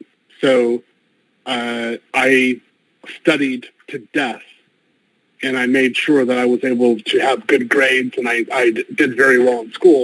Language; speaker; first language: English; native; English